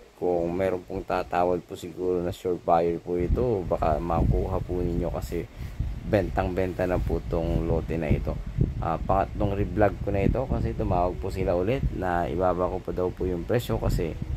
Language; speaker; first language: Filipino; non-native, local second language; Iloko